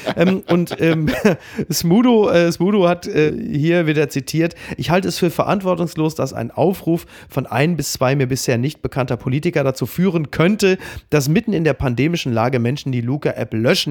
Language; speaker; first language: German; native; German